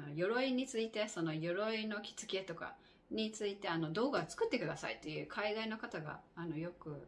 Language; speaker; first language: Japanese; non-native, fluent; English